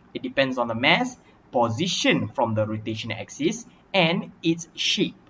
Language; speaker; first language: English; non-native, local second language; Malay